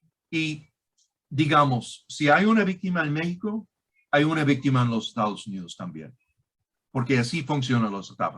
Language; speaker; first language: Spanish; non-native, fluent; English